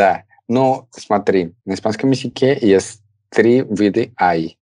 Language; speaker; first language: Russian; non-native, fluent; Spanish